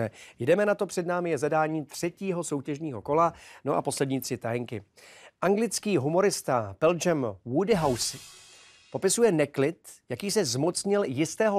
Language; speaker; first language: Czech; native; Czech